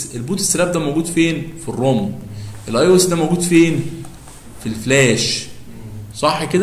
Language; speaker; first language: Arabic; native; Arabic